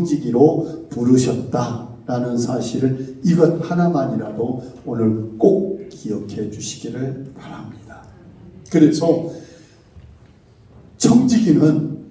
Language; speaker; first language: Korean; native; Korean